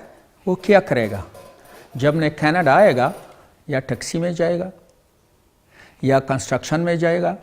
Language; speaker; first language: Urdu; non-native, learner; Pashto